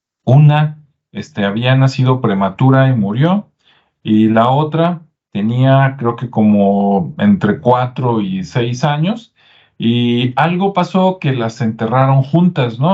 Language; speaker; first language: Spanish; native; Spanish